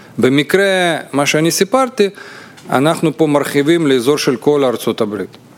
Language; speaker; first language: Hebrew; non-native, fluent; Russian